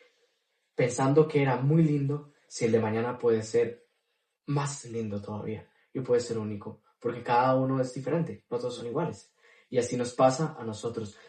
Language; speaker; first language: Spanish; native; Spanish